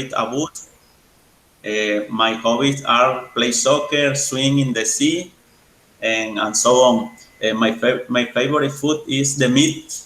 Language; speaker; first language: English; non-native, learner; Spanish